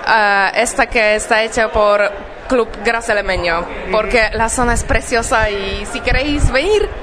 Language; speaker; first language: Spanish; non-native, fluent; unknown